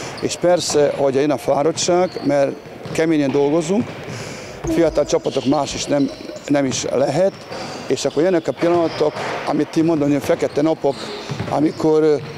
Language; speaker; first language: Hungarian; non-native, learner; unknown